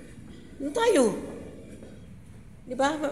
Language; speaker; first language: Filipino; native; Filipino